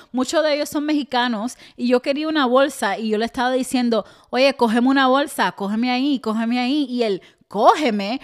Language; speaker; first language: Spanish; early bilingual, heritage; Spanish